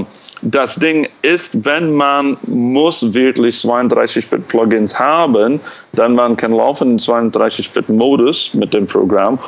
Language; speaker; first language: German; non-native, fluent; English